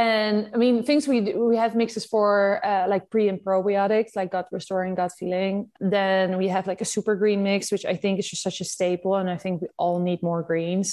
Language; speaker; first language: English; non-native, fluent; Dutch